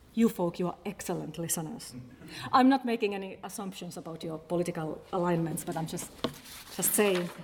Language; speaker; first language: English; non-native, fluent; Finnish